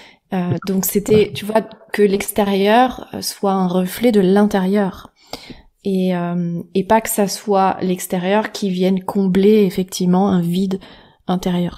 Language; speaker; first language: French; native; French